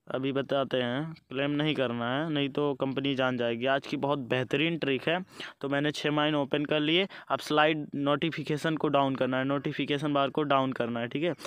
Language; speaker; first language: Hindi; native; Hindi